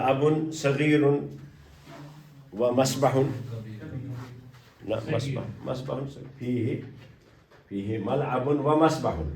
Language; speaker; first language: Arabic; non-native, fluent; Urdu